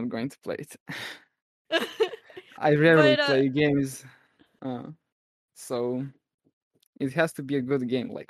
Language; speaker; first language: English; non-native, fluent; Serbian